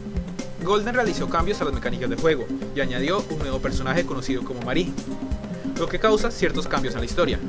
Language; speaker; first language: Spanish; native; Spanish